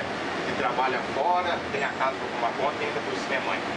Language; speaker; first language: Portuguese; native; Portuguese